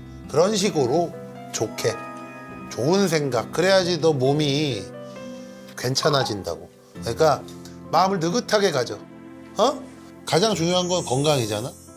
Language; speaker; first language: Korean; native; Korean